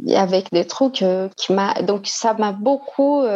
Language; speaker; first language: French; non-native, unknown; Portuguese